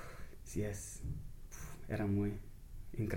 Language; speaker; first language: Spanish; non-native, fluent; English